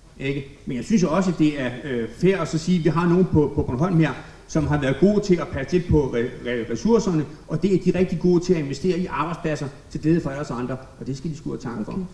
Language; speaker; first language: Danish; native; Danish